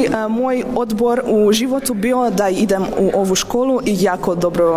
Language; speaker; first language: Serbian; non-native, learner; Hungarian